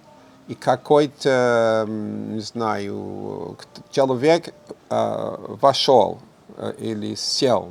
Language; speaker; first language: Russian; non-native, fluent; English